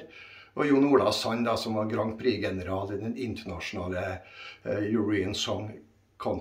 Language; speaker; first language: Norwegian; native; Norwegian